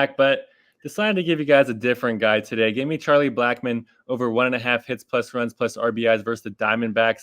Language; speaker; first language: English; native; English